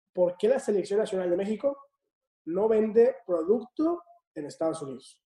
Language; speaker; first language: Spanish; native; Spanish